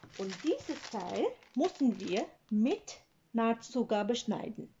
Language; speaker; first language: German; non-native, learner; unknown